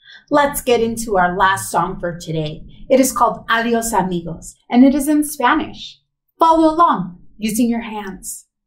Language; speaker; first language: English; early bilingual, other home language; Spanish